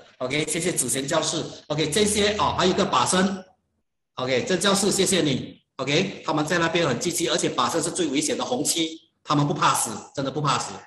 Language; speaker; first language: Chinese; native; Chinese